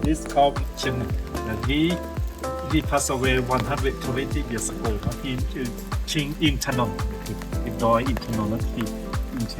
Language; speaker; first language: English; non-native, learner; Thai